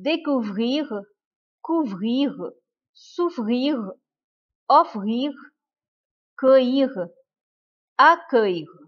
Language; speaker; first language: French; non-native, fluent; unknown